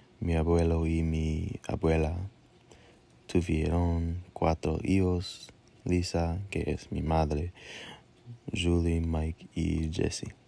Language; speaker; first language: Spanish; non-native, learner; English